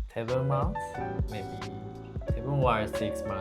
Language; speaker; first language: English; non-native, learner; Japanese